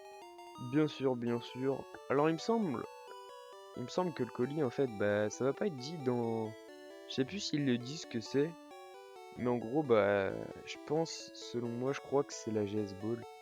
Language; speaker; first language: French; native; French